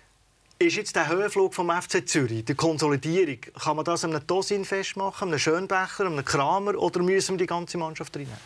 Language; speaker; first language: German; native; German